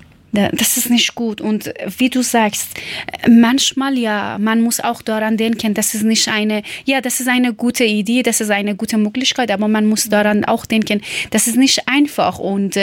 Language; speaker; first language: German; non-native, learner; Persian